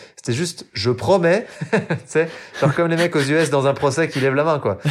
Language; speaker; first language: French; native; French